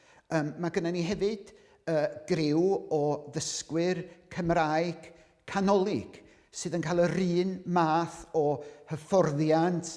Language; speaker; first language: Welsh; native; Welsh